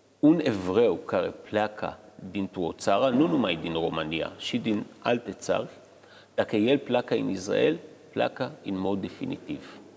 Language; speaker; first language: Romanian; early bilingual, heritage; Hebrew